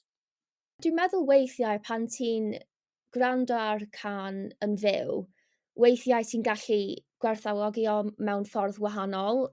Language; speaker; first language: Welsh; non-native, local second language; English